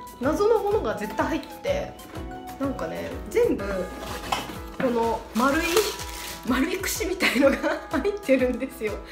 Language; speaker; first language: Japanese; native; Japanese